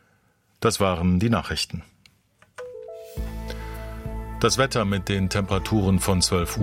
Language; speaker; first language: German; native; German